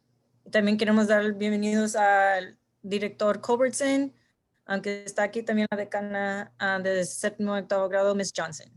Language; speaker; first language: Spanish; early bilingual, heritage; Spanish